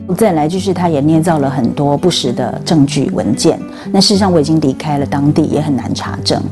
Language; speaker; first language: Chinese; native; Chinese